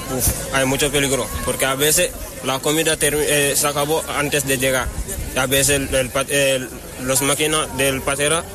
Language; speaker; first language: Spanish; non-native, learner; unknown